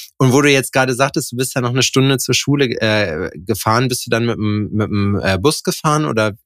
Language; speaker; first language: German; native; German